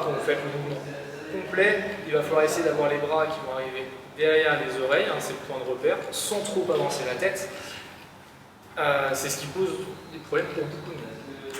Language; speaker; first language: French; native; French